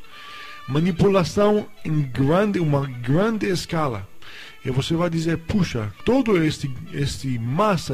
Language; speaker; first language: Portuguese; non-native, fluent; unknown